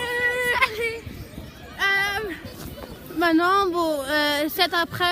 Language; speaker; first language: French; non-native, learner; Swedish